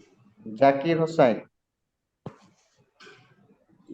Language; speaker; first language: English; non-native, learner; Bangla